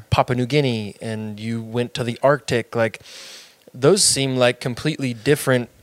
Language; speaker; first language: English; early bilingual, other home language; Spanish